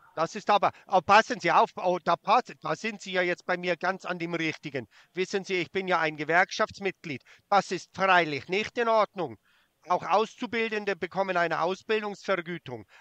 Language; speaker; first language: German; native; German